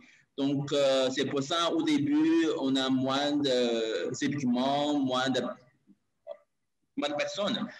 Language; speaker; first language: French; non-native, learner; Chinese